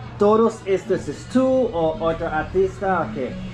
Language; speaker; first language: Spanish; non-native, learner; English